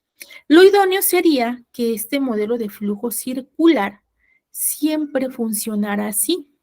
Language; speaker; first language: Spanish; native; Spanish